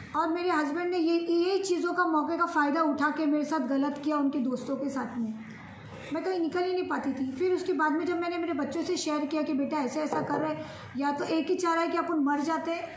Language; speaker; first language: Hindi; native; Hindi